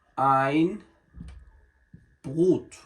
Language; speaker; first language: German; non-native, learner; Somali